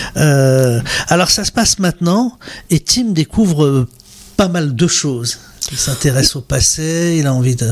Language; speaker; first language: French; native; French